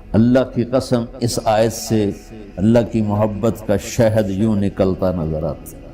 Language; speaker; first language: Urdu; non-native, local second language; Punjabi